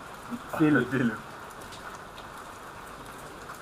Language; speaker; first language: Danish; native; Danish